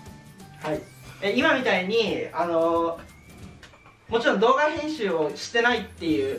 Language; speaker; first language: Japanese; native; Japanese